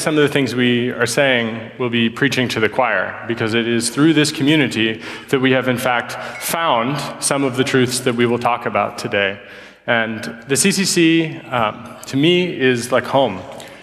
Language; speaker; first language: English; native; English